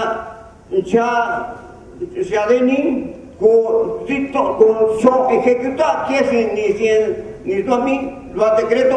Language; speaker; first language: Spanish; non-native, local second language; Zapotec